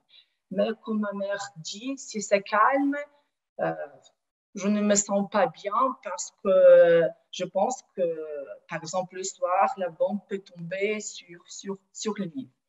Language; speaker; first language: French; non-native, fluent; Ukrainian